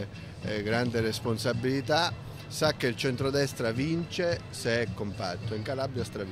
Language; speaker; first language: Italian; native; Italian